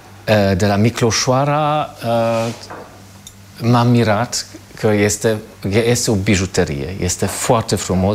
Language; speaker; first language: Romanian; non-native, fluent; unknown